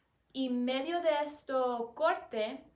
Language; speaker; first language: Spanish; non-native, learner; English